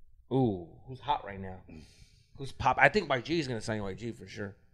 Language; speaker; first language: English; early bilingual, other home language; Spanish